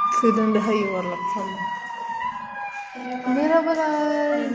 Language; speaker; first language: Turkish; non-native, learner; Indonesian